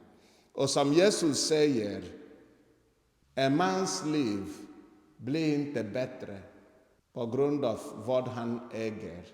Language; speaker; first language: Swedish; non-native, fluent; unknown